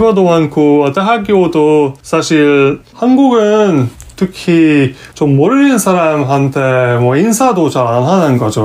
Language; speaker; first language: Korean; non-native, fluent; Hungarian